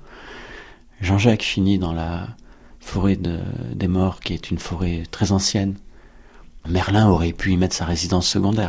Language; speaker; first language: French; native; French